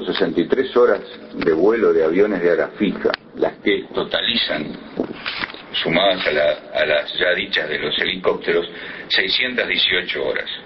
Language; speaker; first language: Spanish; native; Spanish